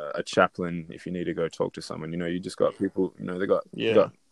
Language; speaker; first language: English; native; English